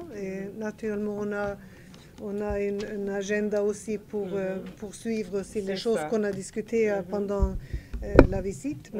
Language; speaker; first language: French; non-native, learner; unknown